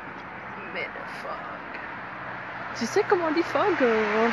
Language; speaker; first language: French; non-native, learner; English